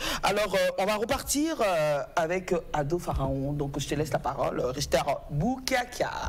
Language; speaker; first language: French; native; French